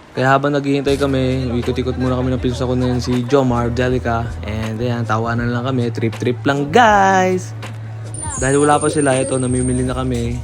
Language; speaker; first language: Filipino; early bilingual, heritage; Filipino